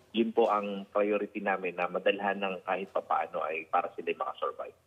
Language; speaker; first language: Filipino; native; Filipino